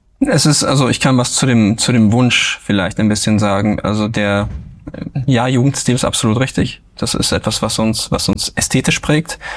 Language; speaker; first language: German; native; German